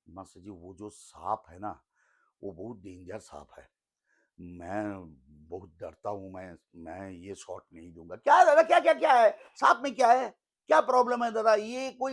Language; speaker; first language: Hindi; non-native, local second language; Bangla